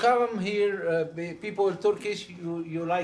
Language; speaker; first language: English; non-native, learner; Arabic